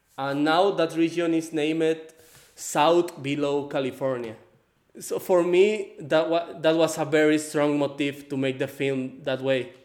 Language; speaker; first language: English; non-native, fluent; Spanish